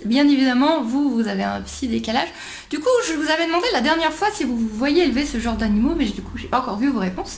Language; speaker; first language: French; native; French